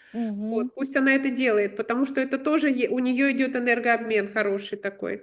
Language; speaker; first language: Russian; native; Russian